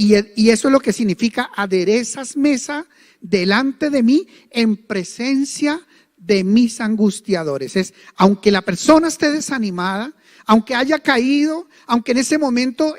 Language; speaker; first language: Spanish; native; Spanish